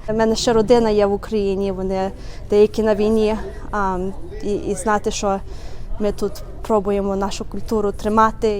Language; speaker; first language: Ukrainian; early bilingual, heritage; Ukrainian